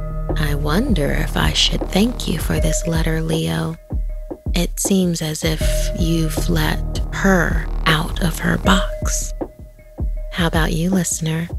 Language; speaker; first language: English; native; English